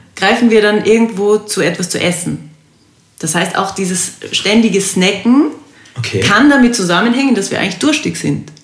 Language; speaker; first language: German; native; German